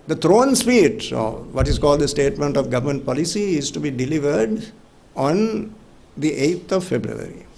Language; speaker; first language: English; non-native, local second language; Sinhala